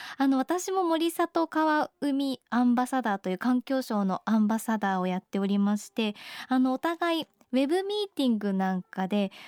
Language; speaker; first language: Japanese; native; Japanese